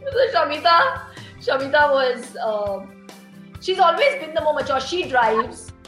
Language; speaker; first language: English; non-native, local second language; Tulu